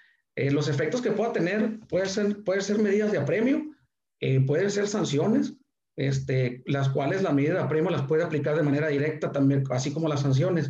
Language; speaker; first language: Spanish; native; Spanish